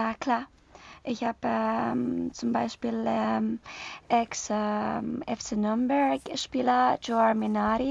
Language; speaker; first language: German; non-native, learner; Persian